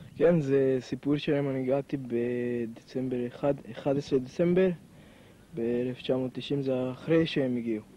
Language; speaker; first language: Hebrew; non-native, fluent; Hungarian